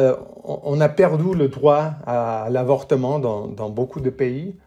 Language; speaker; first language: French; non-native, fluent; English